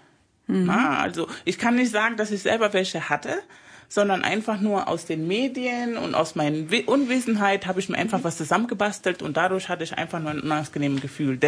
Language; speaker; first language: German; early bilingual, other home language; Spanish